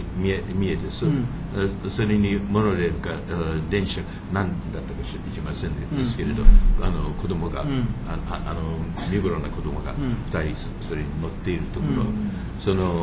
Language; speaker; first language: Japanese; early bilingual, heritage; English